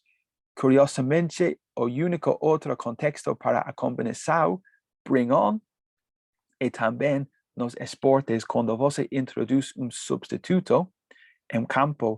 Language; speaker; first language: Portuguese; non-native, learner; English